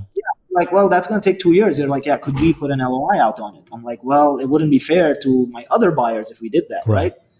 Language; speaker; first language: English; non-native, fluent; Arabic